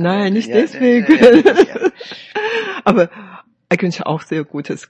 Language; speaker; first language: German; non-native, fluent; Chinese